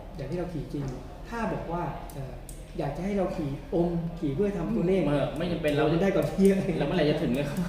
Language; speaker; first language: Thai; native; Thai